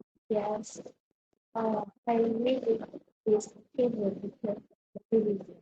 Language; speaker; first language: English; non-native, learner; Vietnamese